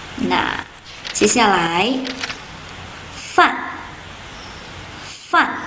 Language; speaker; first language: Chinese; non-native, fluent; Indonesian